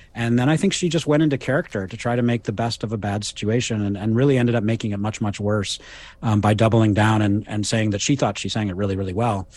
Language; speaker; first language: English; native; English